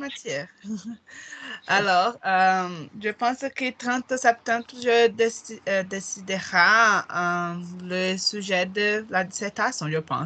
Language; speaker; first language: French; non-native, learner; Portuguese